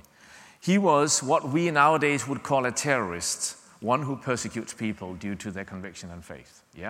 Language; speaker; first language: English; non-native, fluent; Danish